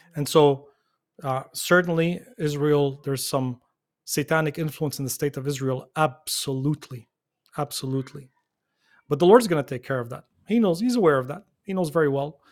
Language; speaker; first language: English; non-native, fluent; Arabic